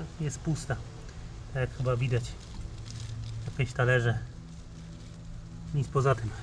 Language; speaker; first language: Polish; native; Polish